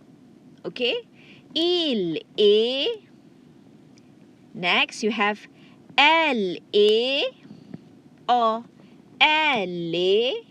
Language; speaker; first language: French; non-native, fluent; Malay